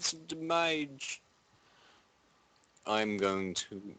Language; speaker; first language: English; native; English